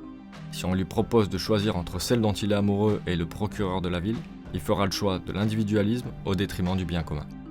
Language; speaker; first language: French; native; French